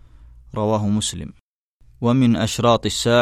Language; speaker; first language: Arabic; native; Arabic